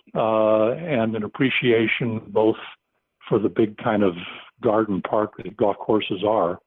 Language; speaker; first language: English; native; English